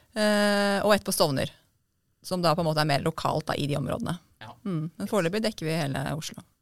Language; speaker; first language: Norwegian; native; Norwegian